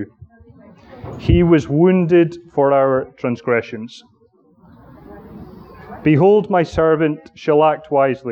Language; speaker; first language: English; native; English